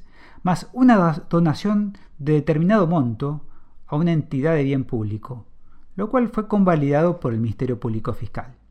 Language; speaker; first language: Spanish; native; Spanish